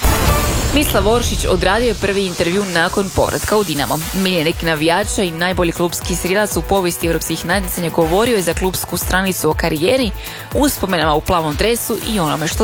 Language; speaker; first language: Croatian; native; Croatian